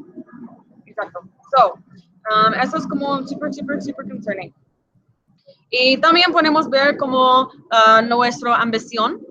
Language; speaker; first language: Spanish; non-native, fluent; English